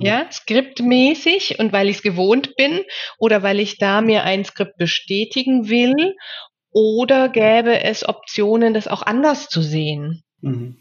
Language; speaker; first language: German; native; German